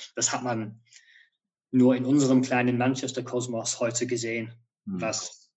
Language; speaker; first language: German; non-native, fluent; English